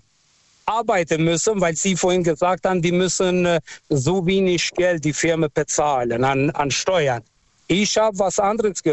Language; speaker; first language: German; non-native, fluent; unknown